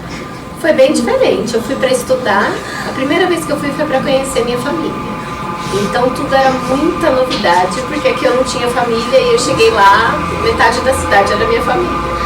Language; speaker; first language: Portuguese; early bilingual, other home language; Spanish